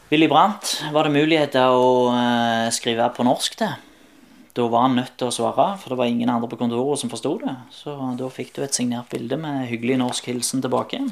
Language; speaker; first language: Norwegian; native; Norwegian